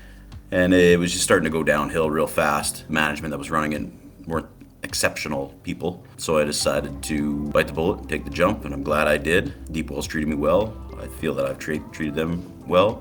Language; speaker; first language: English; native; English